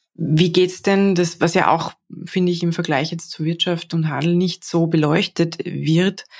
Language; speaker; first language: German; native; German